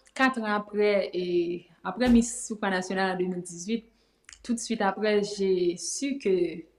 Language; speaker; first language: French; native; French